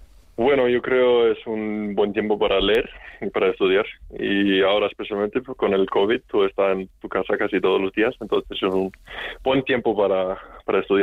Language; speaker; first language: Spanish; non-native, learner; Icelandic